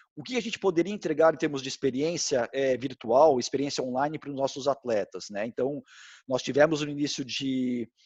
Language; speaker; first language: Portuguese; native; Portuguese